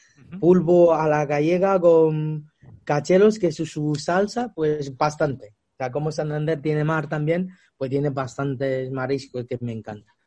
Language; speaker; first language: Spanish; non-native, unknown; Chinese